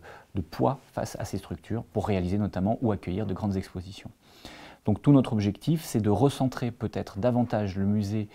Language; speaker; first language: French; native; French